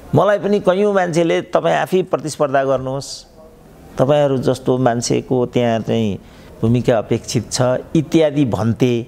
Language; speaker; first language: Nepali; native; Nepali